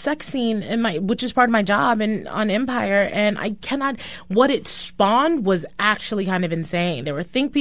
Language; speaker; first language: English; native; English